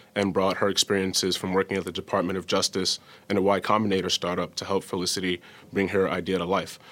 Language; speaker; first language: English; native; English